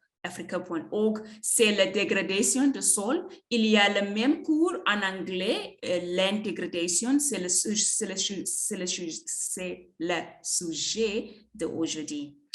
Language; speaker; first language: French; non-native, learner; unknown